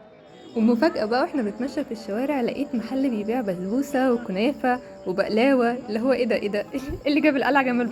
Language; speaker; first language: Arabic; native; Arabic